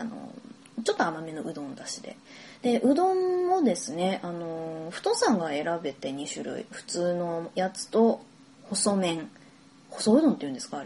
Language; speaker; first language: Japanese; native; Japanese